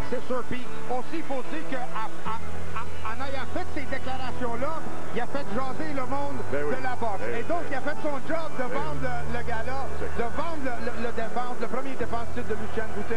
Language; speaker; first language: French; native; French